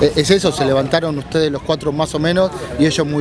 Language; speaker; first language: Spanish; native; Spanish